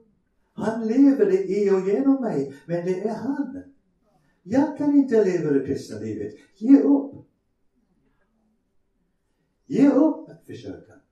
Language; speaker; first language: Swedish; non-native, fluent; English